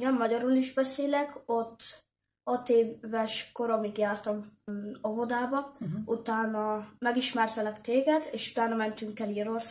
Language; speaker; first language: Hungarian; early bilingual, heritage; Hungarian